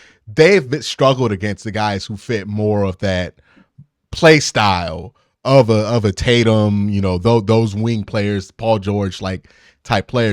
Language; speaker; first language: English; native; English